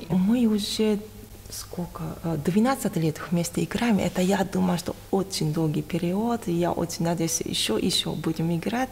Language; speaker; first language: Russian; non-native, fluent; Japanese